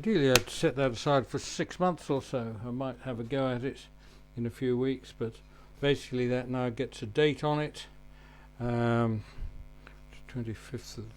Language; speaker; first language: English; native; English